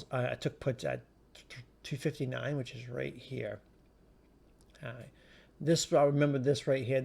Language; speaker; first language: English; native; English